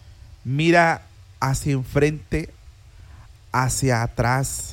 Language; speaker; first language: Spanish; native; Spanish